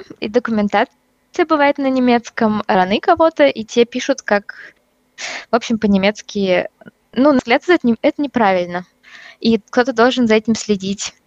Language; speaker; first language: Russian; native; Russian